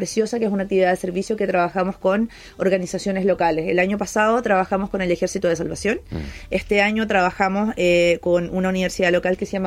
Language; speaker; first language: Spanish; native; Spanish